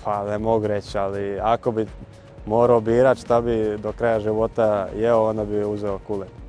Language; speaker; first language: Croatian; early bilingual, heritage; Croatian